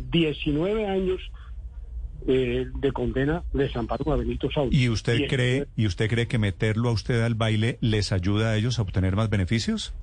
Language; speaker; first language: Spanish; native; Spanish